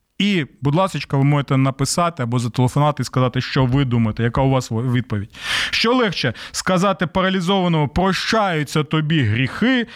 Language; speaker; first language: Ukrainian; native; Ukrainian